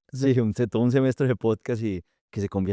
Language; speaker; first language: Spanish; native; Spanish